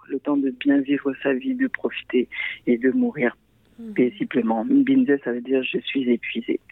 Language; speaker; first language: French; non-native, local second language; Sango